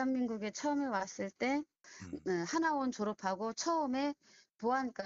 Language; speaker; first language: Korean; native; Korean